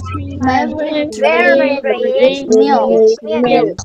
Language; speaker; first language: English; non-native, learner; Indonesian